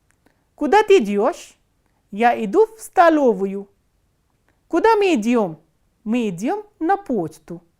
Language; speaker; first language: Russian; non-native, fluent; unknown